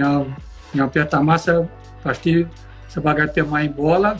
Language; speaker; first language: Indonesian; non-native, fluent; Portuguese